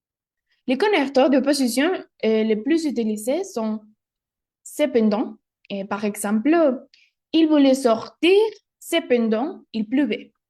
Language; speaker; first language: French; non-native, learner; Spanish